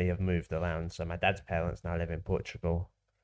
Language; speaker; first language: English; native; English